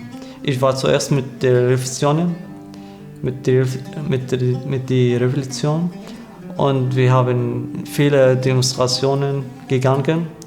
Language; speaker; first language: German; non-native, learner; Arabic